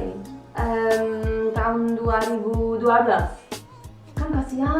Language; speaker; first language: Indonesian; early bilingual, heritage; Indonesian